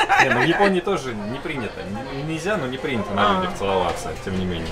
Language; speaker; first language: Russian; native; Russian